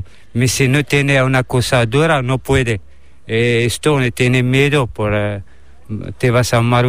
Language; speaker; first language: Spanish; non-native, learner; Arabic